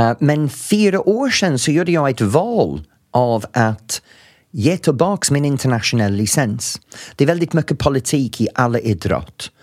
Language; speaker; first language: Swedish; non-native, fluent; English